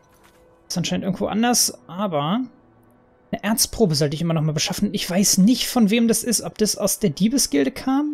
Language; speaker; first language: German; native; German